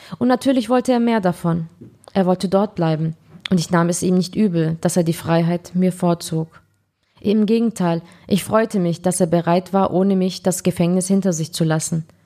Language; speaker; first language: German; early bilingual, other home language; Turkish